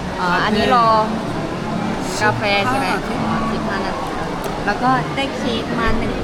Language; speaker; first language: Thai; native; Thai